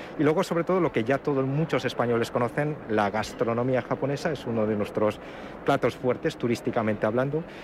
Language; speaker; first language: Spanish; early bilingual, other home language; Japanese